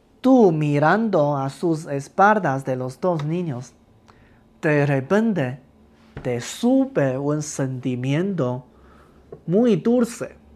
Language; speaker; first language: Spanish; non-native, learner; Chinese